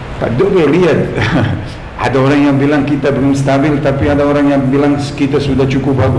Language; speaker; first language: Indonesian; non-native, fluent; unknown